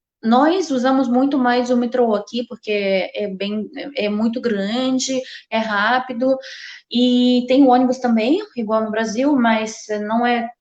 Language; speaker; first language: Portuguese; non-native, fluent; Russian